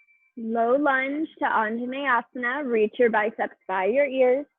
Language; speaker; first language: English; native; English